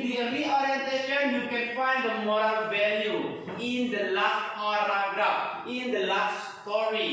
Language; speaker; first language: English; non-native, fluent; Indonesian